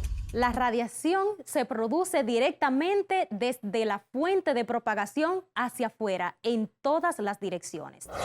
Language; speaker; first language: Spanish; native; Spanish